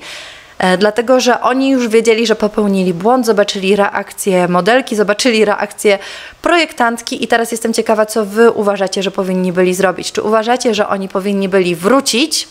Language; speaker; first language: Polish; native; Polish